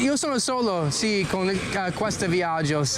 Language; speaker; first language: Italian; non-native, learner; English